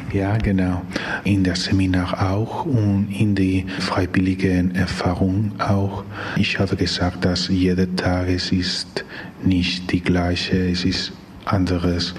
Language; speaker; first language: German; non-native, learner; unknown